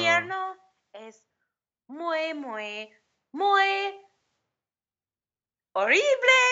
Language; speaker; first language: Spanish; non-native, learner; English